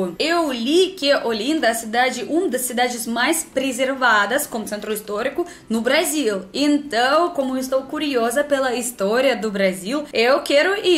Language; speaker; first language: Portuguese; non-native, learner; Russian